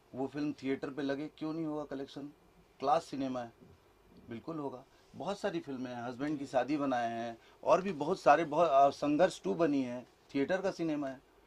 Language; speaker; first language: Hindi; native; Hindi